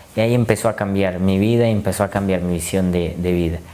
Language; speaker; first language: Spanish; native; Spanish